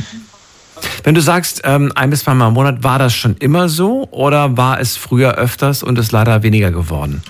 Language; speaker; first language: German; native; German